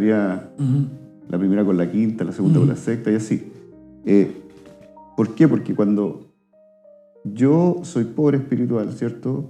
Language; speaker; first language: Spanish; native; Spanish